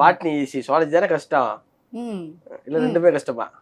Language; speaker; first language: Tamil; native; Tamil